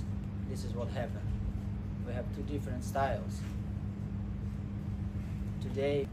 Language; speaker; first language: English; non-native, learner; Ukrainian